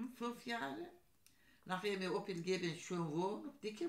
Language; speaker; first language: German; non-native, learner; Turkish